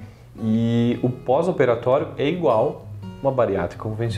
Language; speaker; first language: Portuguese; native; Portuguese